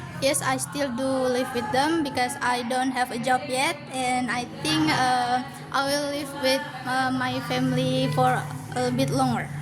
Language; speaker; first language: English; non-native, learner; Indonesian